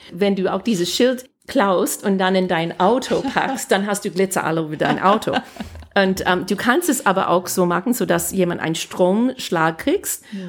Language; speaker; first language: German; non-native, fluent; English